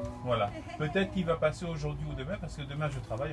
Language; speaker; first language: French; native; French